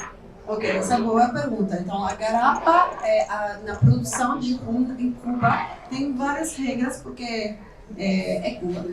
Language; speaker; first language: Portuguese; non-native, fluent; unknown